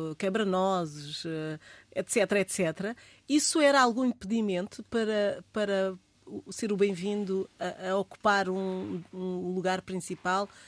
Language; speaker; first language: Portuguese; native; Portuguese